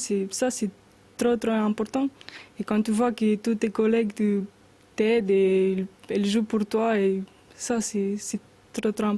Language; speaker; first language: French; non-native, learner; Romanian